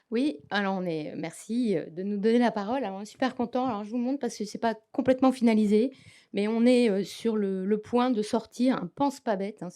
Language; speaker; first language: French; native; French